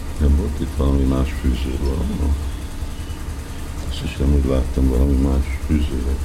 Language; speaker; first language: Hungarian; early bilingual, heritage; Hungarian